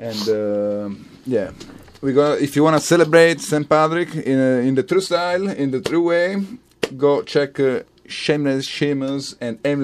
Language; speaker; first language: English; non-native, fluent; Italian